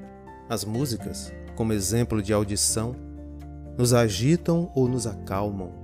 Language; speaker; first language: Portuguese; native; Portuguese